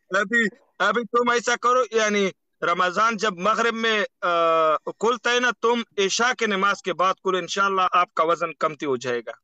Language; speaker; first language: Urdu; non-native, local second language; Pashto